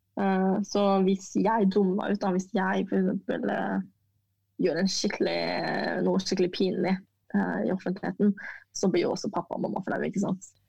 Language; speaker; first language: Norwegian; early bilingual, other home language; Chinese